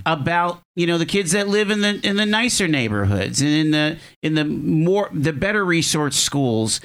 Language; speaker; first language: English; native; English